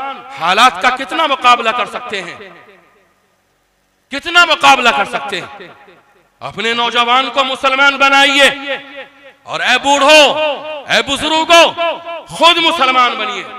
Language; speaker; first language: Urdu; native; Urdu